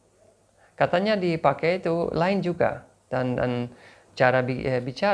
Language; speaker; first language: Indonesian; non-native, fluent; English